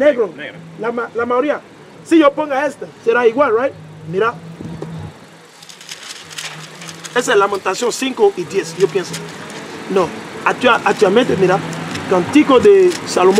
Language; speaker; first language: Spanish; non-native, learner; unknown